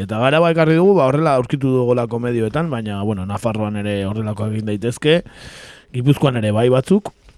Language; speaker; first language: Basque; early bilingual, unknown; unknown